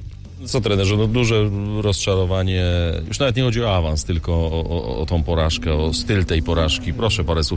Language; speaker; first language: Polish; native; Polish